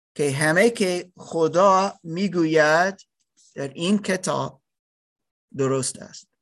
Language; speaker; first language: Persian; non-native, learner; German